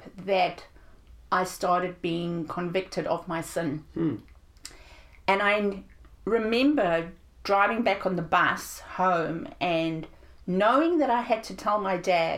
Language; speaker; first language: English; native; English